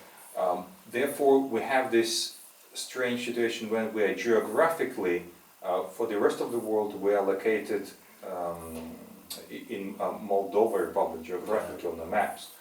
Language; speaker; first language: English; non-native, fluent; Russian